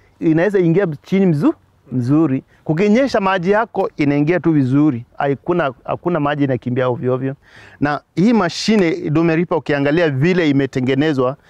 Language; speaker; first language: Swahili; non-native, local second language; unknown